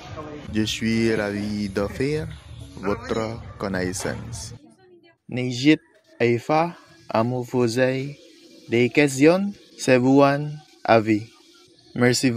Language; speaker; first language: French; non-native, learner; Filipino